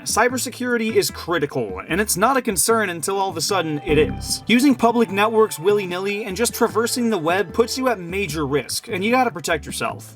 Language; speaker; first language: English; native; English